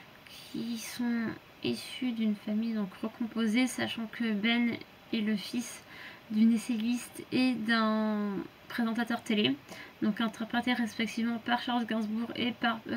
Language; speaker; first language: French; native; French